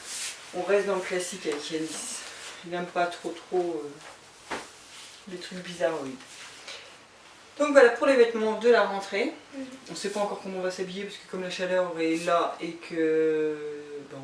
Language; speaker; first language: French; native; French